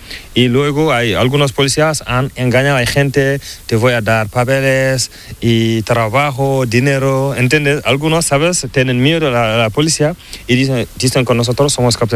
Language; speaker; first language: Spanish; non-native, learner; Fula